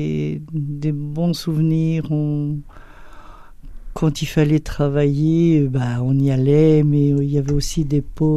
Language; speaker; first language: French; native; French